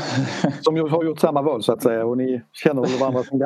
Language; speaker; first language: Swedish; native; Swedish